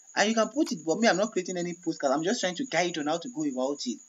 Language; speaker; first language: English; non-native, local second language; Yoruba